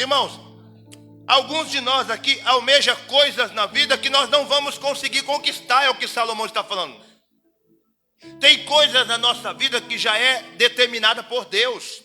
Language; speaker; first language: Portuguese; native; Portuguese